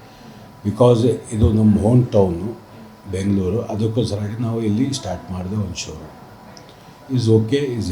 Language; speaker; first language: Kannada; non-native, local second language; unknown